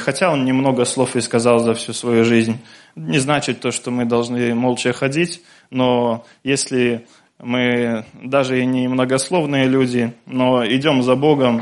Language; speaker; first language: Russian; native; Russian